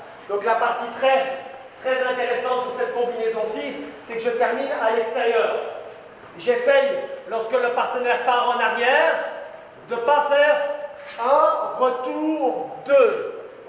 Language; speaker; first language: French; native; French